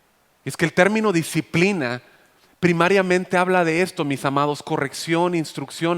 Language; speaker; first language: Spanish; native; Spanish